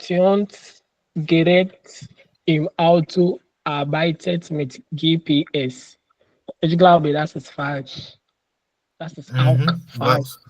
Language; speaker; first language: German; non-native, learner; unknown